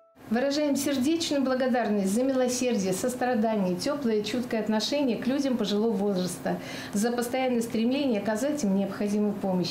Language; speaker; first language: Russian; native; Russian